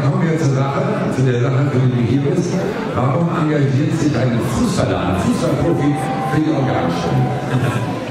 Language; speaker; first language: German; native; German